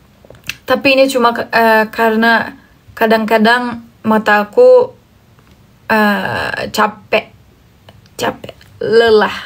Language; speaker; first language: Indonesian; non-native, learner; Turkish